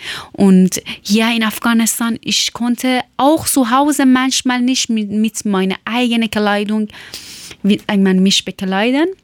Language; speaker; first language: German; non-native, learner; Persian